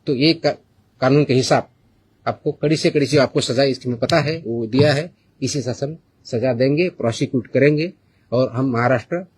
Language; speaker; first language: Hindi; non-native, local second language; Marathi